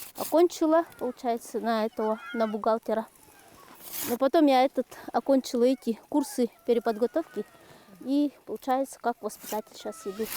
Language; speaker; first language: Russian; non-native, local second language; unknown